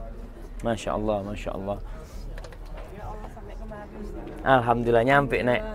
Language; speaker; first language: Indonesian; native; Indonesian